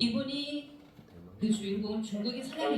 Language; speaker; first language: Korean; native; Korean